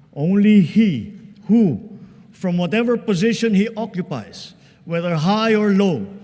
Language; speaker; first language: English; non-native, local second language; Filipino